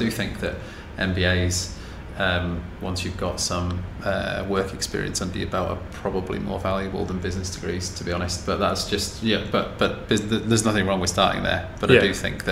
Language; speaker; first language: English; native; English